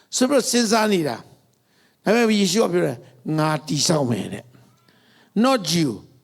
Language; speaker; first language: Burmese; non-native, local second language; Tedim Chin